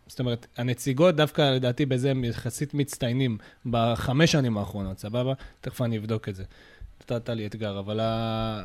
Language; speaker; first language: Hebrew; native; Hebrew